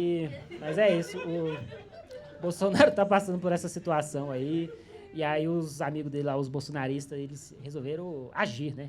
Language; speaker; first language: Portuguese; native; Portuguese